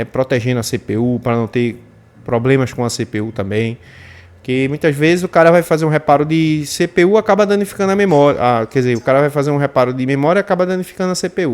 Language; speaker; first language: Portuguese; native; Portuguese